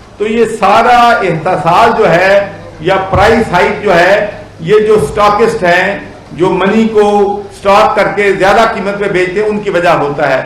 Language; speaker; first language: Urdu; non-native, local second language; Punjabi